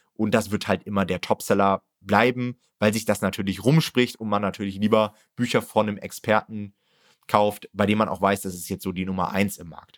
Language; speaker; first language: German; native; German